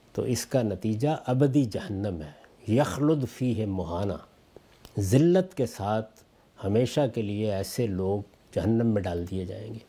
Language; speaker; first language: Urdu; non-native, local second language; Punjabi